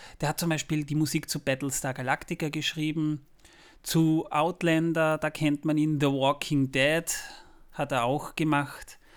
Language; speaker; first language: German; native; German